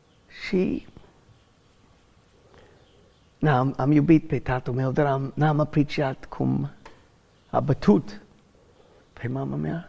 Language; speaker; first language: Romanian; non-native, fluent; English